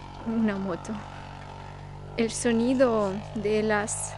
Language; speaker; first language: Spanish; non-native, fluent; Russian